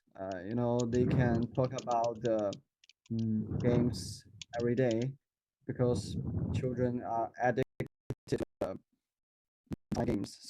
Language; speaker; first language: English; non-native, learner; Chinese